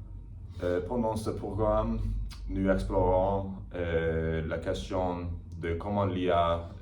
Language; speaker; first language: French; non-native, learner; English